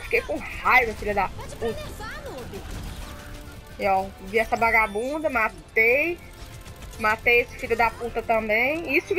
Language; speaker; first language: Portuguese; native; Portuguese